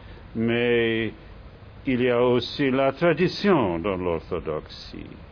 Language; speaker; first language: French; non-native, fluent; English